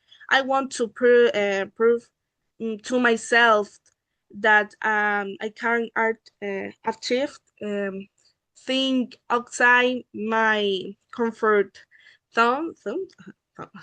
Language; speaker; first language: English; non-native, learner; Spanish